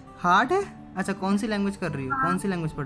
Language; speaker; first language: Hindi; native; Hindi